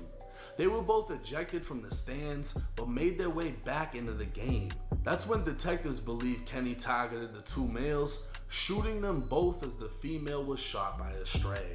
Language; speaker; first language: English; native; English